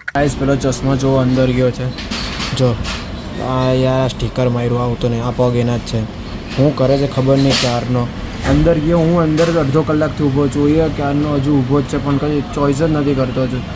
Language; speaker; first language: Gujarati; native; Gujarati